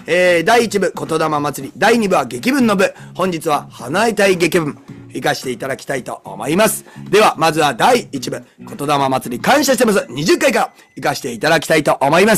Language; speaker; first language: Japanese; native; Japanese